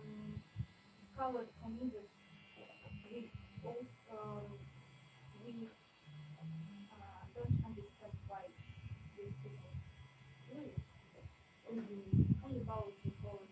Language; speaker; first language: English; non-native, learner; Ukrainian